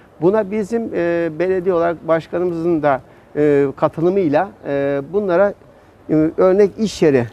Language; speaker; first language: Turkish; native; Turkish